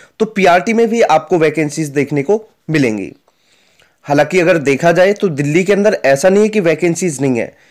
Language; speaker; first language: Hindi; native; Hindi